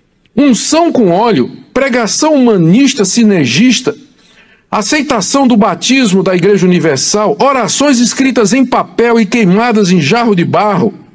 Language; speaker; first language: Portuguese; native; Portuguese